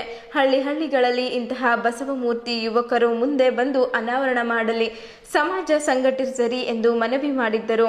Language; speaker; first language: Kannada; native; Kannada